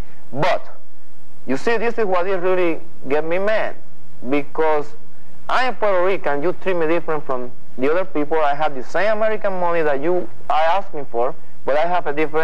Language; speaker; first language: English; non-native, fluent; Spanish